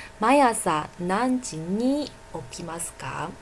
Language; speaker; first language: Japanese; non-native, fluent; Chinese